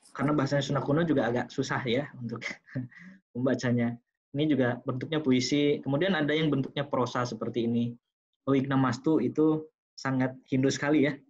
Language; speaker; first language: Indonesian; non-native, local second language; Sundanese